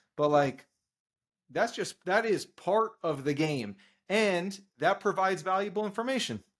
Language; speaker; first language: English; native; English